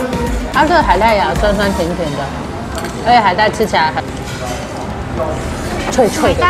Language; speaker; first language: Chinese; native; Chinese